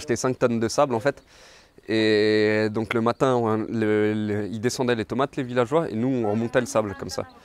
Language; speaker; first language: French; native; French